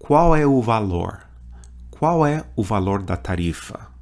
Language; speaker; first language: Portuguese; non-native, fluent; English